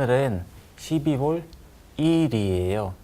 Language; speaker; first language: Korean; non-native, learner; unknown